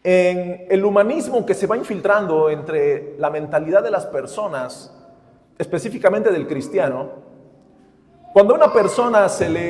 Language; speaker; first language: Spanish; native; Spanish